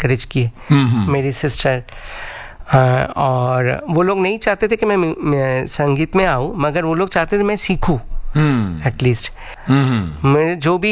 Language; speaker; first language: Hindi; non-native, local second language; Bangla